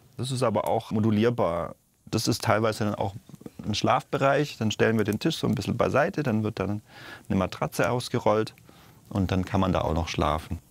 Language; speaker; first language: German; native; German